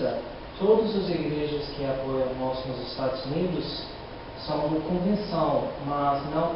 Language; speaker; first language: Portuguese; non-native, learner; English